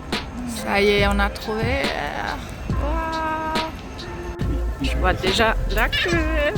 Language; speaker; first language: French; non-native, fluent; German